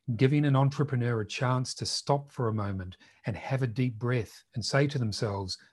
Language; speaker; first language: English; native; English